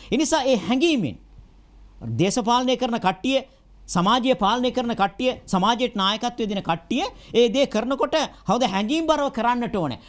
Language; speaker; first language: Sinhala; non-native, local second language; Tamil